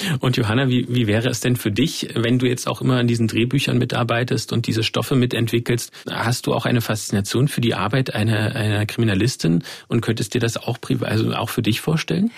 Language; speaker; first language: German; native; German